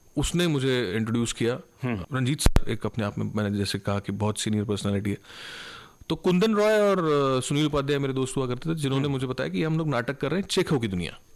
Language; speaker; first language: Hindi; non-native, local second language; Marathi